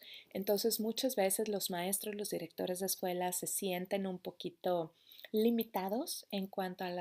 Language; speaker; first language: Spanish; native; Spanish